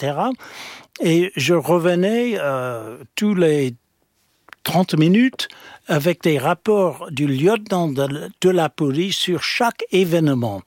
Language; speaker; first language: French; non-native, fluent; English